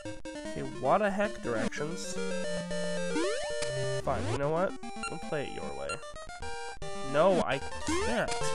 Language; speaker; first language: English; native; English